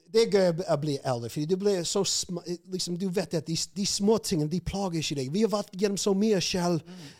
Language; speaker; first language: Norwegian; non-native, fluent; English